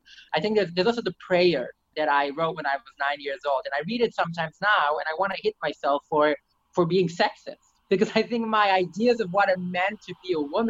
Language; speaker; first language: English; early bilingual, other home language; Yiddish